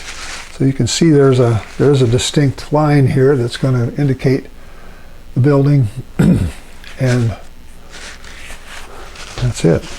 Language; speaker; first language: English; native; English